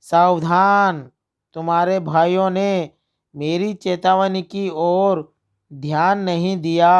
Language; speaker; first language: Hindi; non-native, local second language; Telugu